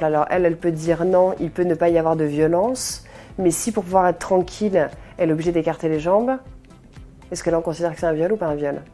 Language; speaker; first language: French; native; French